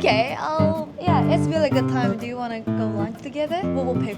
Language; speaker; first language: English; non-native, fluent; Japanese